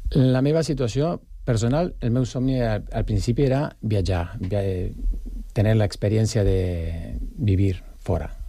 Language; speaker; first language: Catalan; non-native, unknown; Spanish